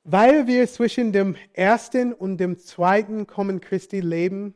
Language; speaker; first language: German; non-native, fluent; English